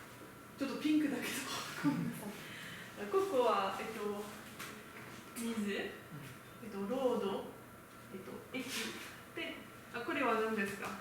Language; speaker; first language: Japanese; non-native, learner; French